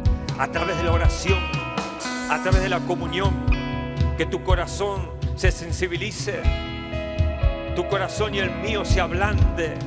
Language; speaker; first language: Spanish; native; Spanish